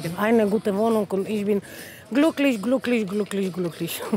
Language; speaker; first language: German; non-native, learner; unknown